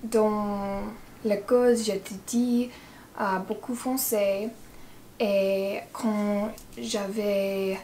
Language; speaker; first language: French; non-native, learner; English